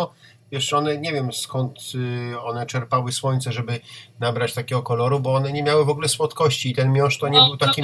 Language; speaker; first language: Polish; native; Polish